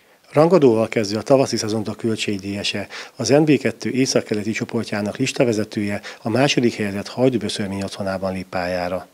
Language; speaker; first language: Hungarian; native; Hungarian